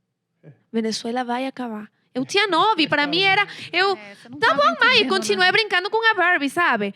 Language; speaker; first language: Portuguese; non-native, fluent; Spanish